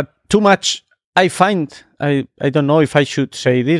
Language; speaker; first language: English; non-native, fluent; Spanish